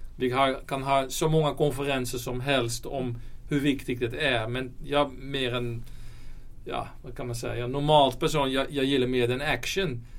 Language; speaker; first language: Swedish; non-native, fluent; Dutch